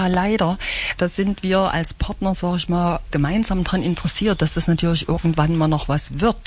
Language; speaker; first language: German; native; German